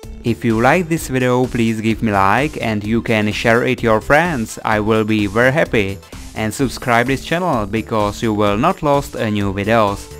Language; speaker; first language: English; non-native, learner; Czech